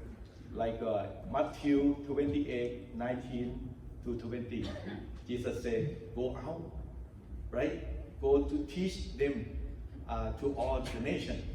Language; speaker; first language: English; non-native, learner; Thai